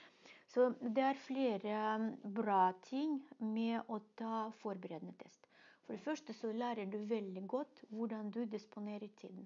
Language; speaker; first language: Norwegian; non-native, fluent; Russian